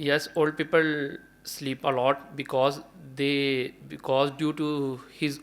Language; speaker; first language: English; non-native, learner; Urdu